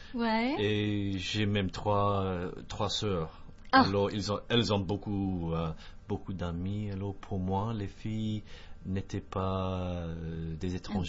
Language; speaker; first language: French; non-native, fluent; English